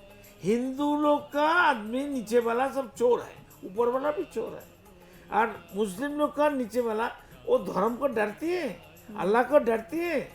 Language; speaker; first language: Hindi; non-native, local second language; Bangla